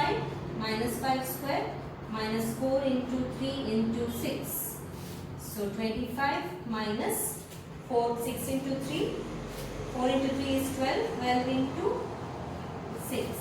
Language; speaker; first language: English; non-native, local second language; Hindi